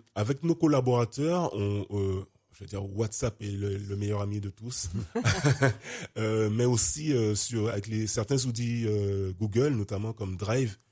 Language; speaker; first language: French; native; French